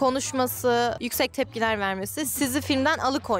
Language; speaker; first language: Turkish; native; Turkish